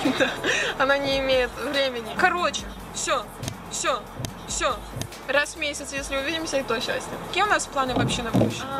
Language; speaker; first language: Russian; native; Russian